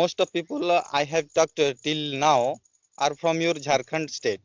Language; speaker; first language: English; non-native, learner; Odia